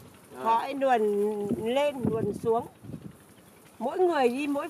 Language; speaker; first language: Vietnamese; native; Vietnamese